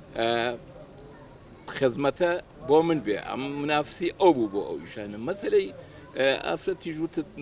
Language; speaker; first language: Central Kurdish; non-native, local second language; Gurani